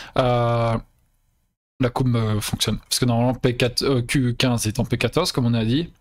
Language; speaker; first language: French; native; French